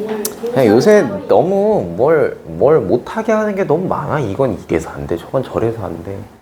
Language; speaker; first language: Korean; native; Korean